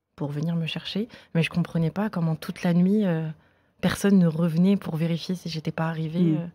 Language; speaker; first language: French; native; French